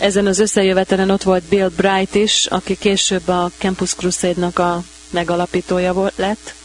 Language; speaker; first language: Hungarian; native; Hungarian